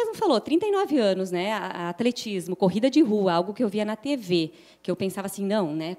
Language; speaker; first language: Portuguese; native; Portuguese